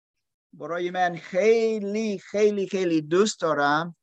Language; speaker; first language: Persian; non-native, learner; English